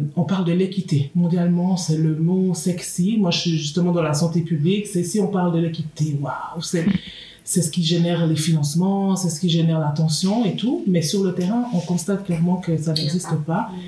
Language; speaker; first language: French; native; French